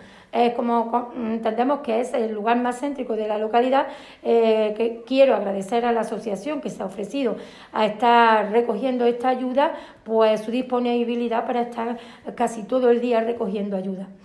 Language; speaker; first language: Spanish; native; Spanish